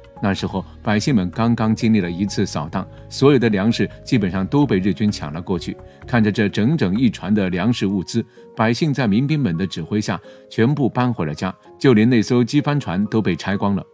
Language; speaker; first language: Chinese; native; Chinese